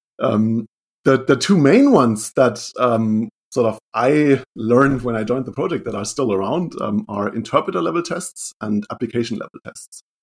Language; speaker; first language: English; non-native, fluent; German